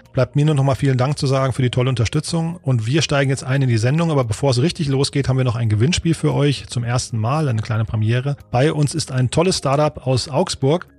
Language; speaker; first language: German; native; German